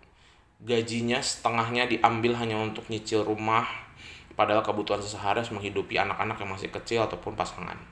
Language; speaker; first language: Indonesian; native; Indonesian